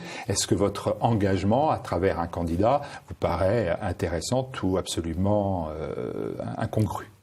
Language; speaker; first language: French; native; French